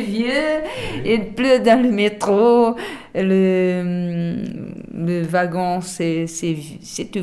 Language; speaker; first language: French; non-native, learner; Portuguese